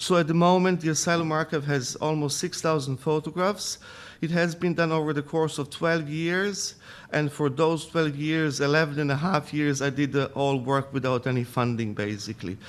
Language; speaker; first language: English; non-native, fluent; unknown